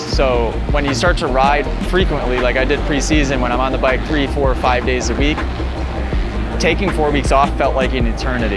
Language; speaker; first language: English; native; English